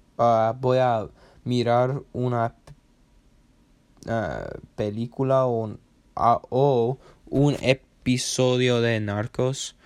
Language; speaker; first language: Spanish; non-native, learner; English